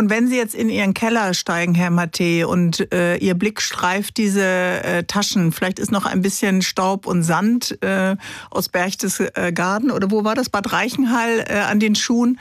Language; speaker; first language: German; native; German